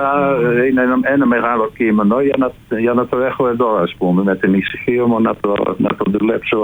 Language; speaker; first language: Greek; non-native, fluent; Dutch